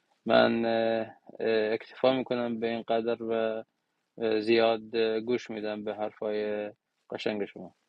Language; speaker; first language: Persian; non-native, local second language; Arabic